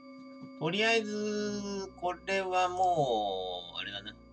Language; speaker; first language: Japanese; native; Japanese